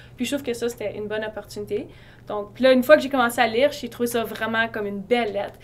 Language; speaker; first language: French; native; French